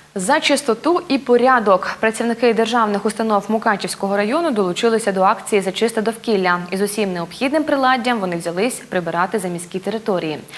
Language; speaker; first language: Ukrainian; native; Ukrainian